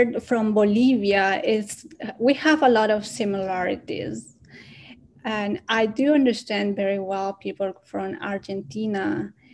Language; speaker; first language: English; non-native, fluent; Quechua